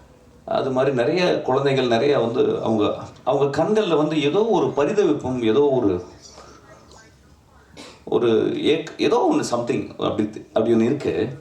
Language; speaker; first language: Tamil; native; Tamil